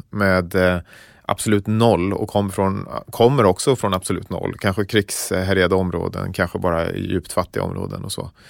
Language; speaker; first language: Swedish; native; Swedish